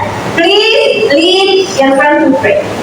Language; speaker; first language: English; non-native, fluent; Indonesian